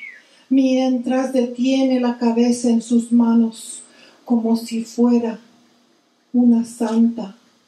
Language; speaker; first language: Spanish; early bilingual, heritage; Spanish